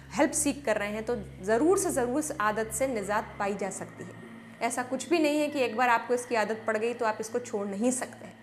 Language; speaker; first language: Hindi; native; Hindi